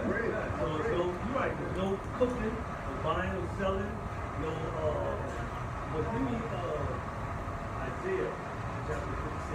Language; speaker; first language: English; native; English